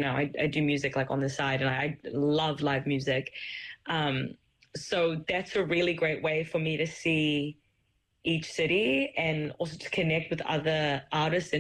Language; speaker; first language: English; native; English